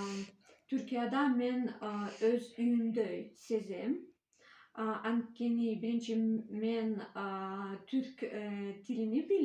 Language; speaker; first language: Kyrgyz; non-native, learner; Russian